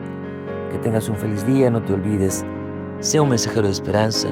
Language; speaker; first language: Spanish; native; Spanish